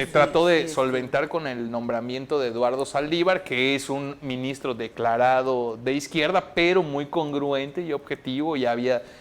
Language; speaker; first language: Spanish; native; Spanish